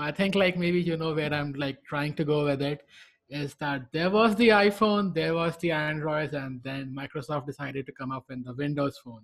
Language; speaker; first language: English; non-native, local second language; Hindi